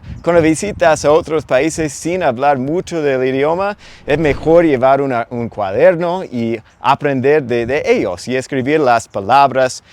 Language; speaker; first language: Spanish; non-native, fluent; English